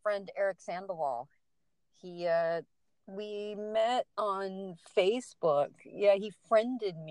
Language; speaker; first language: English; native; English